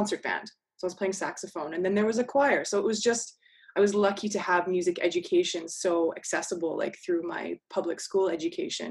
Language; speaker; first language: English; native; English